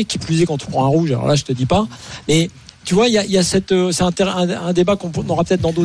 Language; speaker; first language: French; native; French